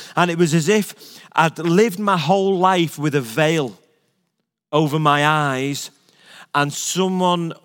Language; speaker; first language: English; native; English